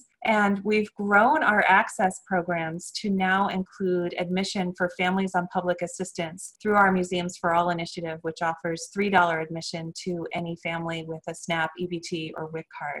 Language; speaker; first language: English; native; English